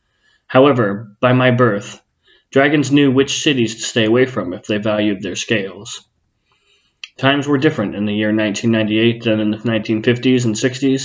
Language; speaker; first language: English; native; English